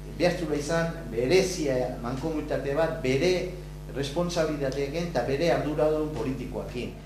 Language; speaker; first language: Basque; native; Basque